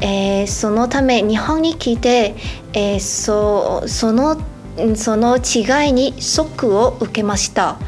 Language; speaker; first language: Japanese; non-native, learner; Vietnamese